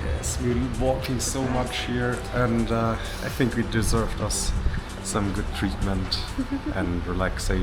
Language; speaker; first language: English; non-native, fluent; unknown